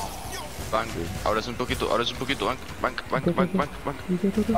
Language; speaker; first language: Spanish; native; Spanish